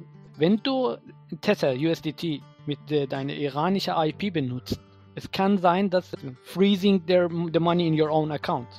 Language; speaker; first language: German; non-native, fluent; Persian